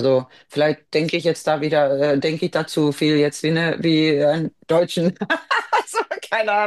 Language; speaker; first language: German; non-native, fluent; Swedish